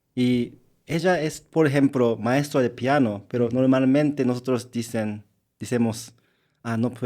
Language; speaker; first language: Spanish; non-native, learner; Japanese